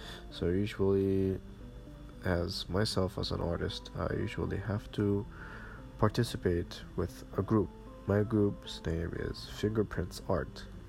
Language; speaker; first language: English; non-native, fluent; Arabic